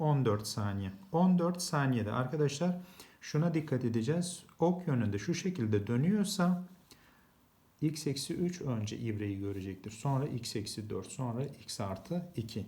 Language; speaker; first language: Turkish; native; Turkish